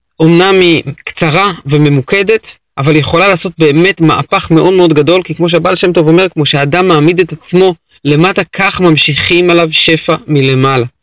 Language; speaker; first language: Hebrew; native; Hebrew